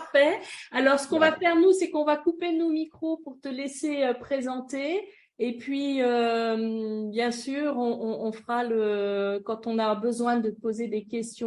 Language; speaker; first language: French; native; French